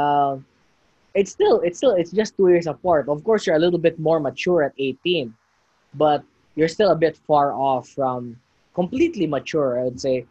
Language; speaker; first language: English; non-native, local second language; Cebuano